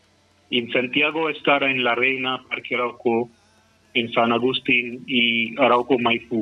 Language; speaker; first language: Spanish; non-native, fluent; Hindi